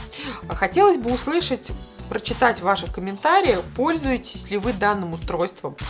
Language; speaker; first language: Russian; native; Russian